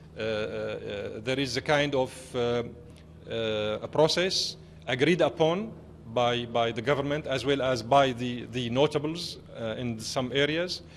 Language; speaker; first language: English; non-native, fluent; Arabic